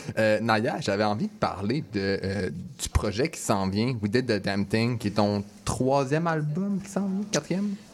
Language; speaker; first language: French; native; French